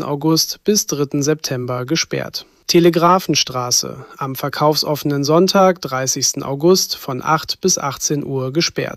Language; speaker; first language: German; native; German